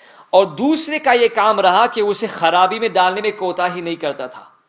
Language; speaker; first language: Urdu; early bilingual, other home language; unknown